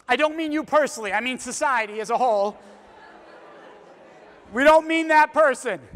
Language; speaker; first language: English; native; English